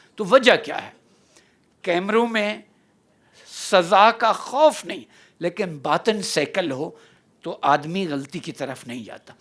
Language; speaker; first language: Urdu; non-native, local second language; Saraiki